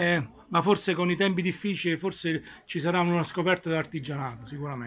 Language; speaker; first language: Italian; native; Italian